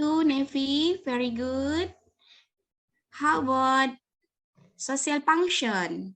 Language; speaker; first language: English; non-native, learner; Indonesian